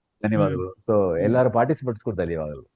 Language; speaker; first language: Kannada; non-native, learner; Tamil